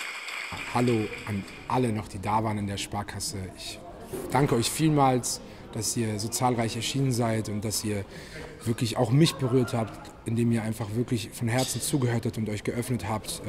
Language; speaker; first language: German; native; German